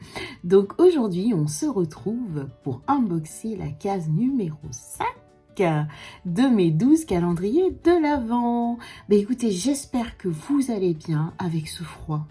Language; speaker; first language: French; native; French